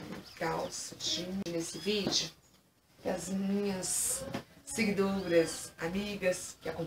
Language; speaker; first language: Portuguese; native; Portuguese